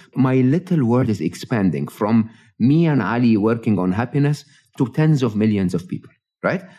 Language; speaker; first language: English; non-native, fluent; Arabic